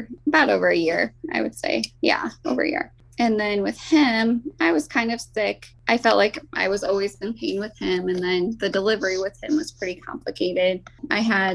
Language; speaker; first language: English; native; English